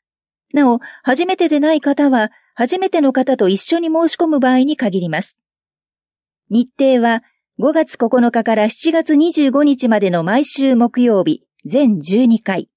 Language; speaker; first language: Japanese; native; Japanese